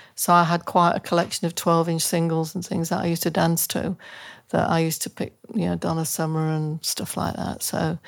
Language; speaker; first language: English; native; English